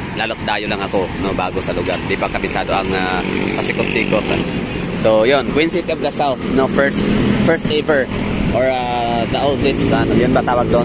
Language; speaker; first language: Filipino; non-native, local second language; Cebuano